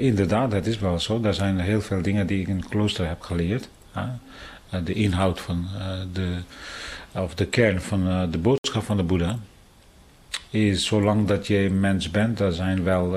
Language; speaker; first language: Dutch; non-native, fluent; Tibetan